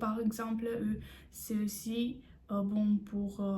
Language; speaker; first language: French; non-native, learner; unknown